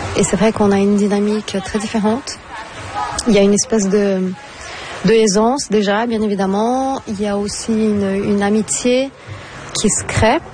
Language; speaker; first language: French; non-native, fluent; Portuguese